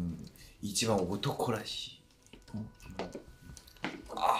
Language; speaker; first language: Japanese; non-native, learner; Korean